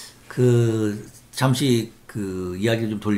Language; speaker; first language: Korean; native; Korean